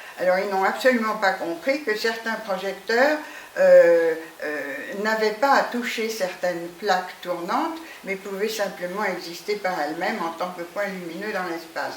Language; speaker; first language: French; native; French